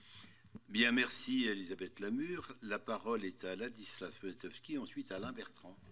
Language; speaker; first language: French; native; French